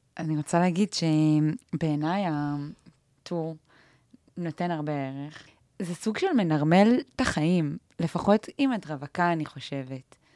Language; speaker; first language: Hebrew; native; Hebrew